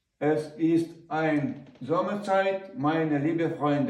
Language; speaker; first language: German; non-native, learner; Ukrainian